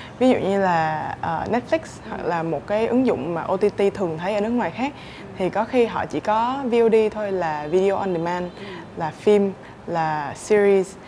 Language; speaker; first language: Vietnamese; native; Vietnamese